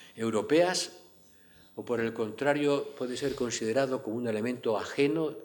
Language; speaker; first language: Spanish; native; Spanish